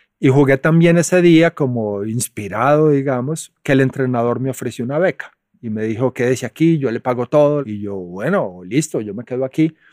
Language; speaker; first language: Spanish; native; Spanish